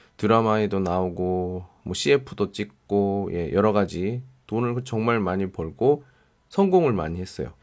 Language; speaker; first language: Korean; native; Korean